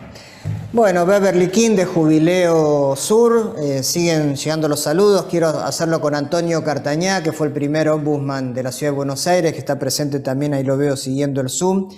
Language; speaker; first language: Spanish; native; Spanish